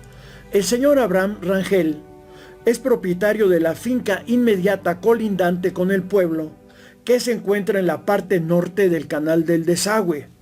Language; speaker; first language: Spanish; native; Spanish